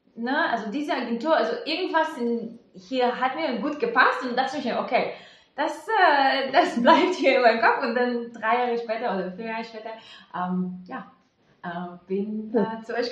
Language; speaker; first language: German; non-native, fluent; Hebrew